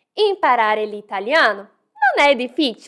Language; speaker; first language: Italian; non-native, fluent; Portuguese